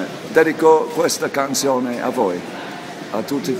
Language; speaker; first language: Italian; non-native, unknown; English